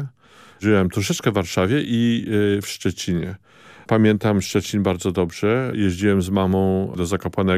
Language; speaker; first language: Polish; early bilingual, heritage; Polish